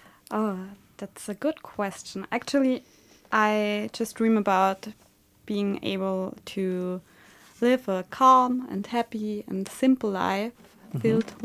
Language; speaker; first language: English; non-native, fluent; German